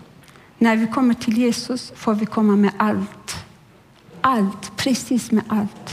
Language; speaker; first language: Swedish; non-native, fluent; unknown